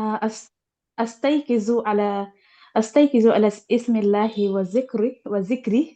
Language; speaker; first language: Arabic; non-native, learner; Urdu